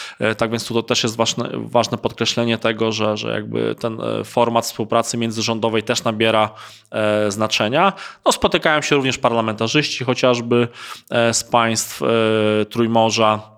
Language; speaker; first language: Polish; native; Polish